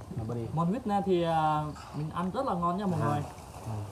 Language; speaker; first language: Vietnamese; native; Vietnamese